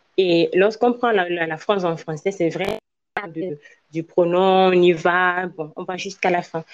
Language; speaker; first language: French; non-native, local second language; Ewe